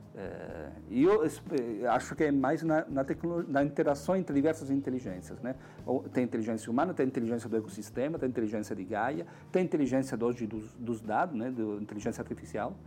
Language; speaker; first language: Portuguese; non-native, fluent; Italian